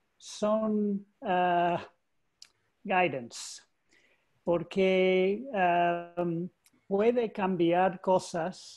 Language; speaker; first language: Spanish; non-native, learner; English